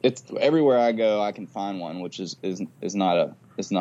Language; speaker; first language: English; native; English